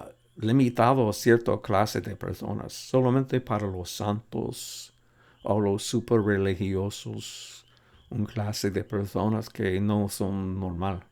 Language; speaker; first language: Spanish; non-native, fluent; English